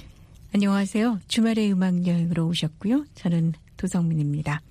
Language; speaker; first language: Korean; native; Korean